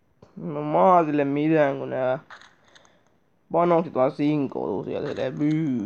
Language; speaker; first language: Finnish; native; Finnish